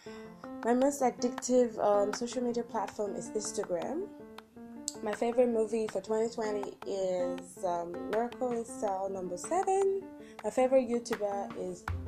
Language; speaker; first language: English; non-native, local second language; Ibibio